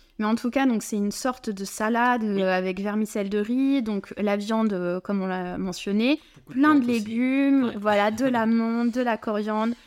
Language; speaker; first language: French; native; French